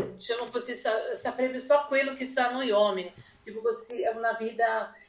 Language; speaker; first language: Italian; non-native, fluent; Portuguese